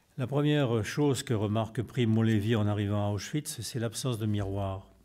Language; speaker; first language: French; native; French